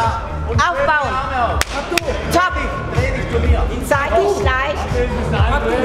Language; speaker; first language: German; native; German